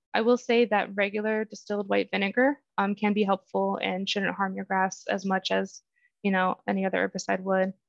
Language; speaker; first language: English; native; English